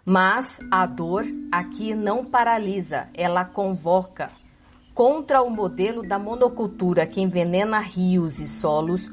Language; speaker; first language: Portuguese; native; Portuguese